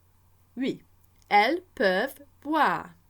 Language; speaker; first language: French; non-native, fluent; English